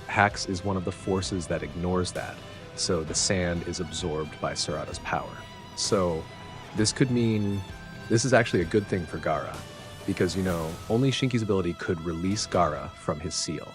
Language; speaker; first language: English; non-native, fluent; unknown